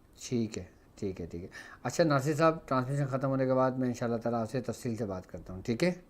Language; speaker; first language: Urdu; native; Urdu